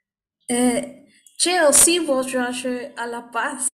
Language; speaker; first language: French; non-native, learner; Spanish